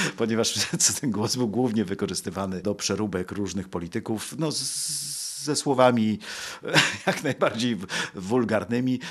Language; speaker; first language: Polish; native; Polish